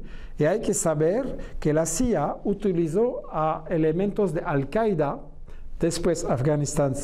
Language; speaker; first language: Spanish; non-native, fluent; French